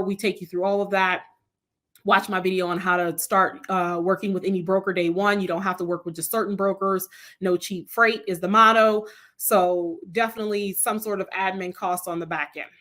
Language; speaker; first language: English; native; English